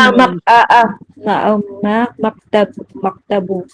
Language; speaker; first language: Arabic; non-native, learner; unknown